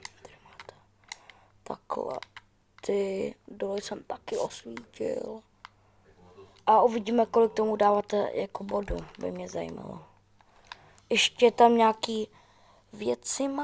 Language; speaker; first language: Czech; native; Czech